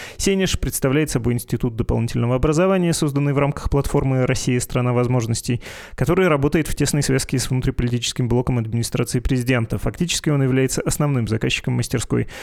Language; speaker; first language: Russian; native; Russian